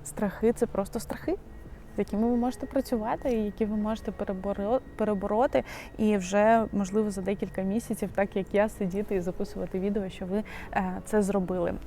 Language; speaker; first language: Ukrainian; non-native, local second language; Russian